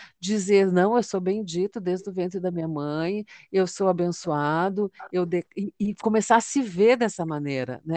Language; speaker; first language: Portuguese; native; Portuguese